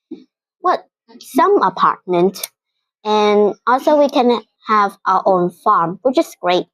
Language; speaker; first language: English; non-native, fluent; Vietnamese